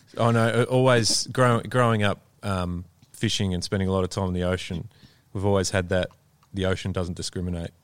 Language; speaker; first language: English; native; English